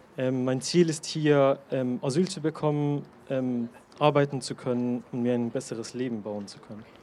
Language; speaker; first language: German; non-native, fluent; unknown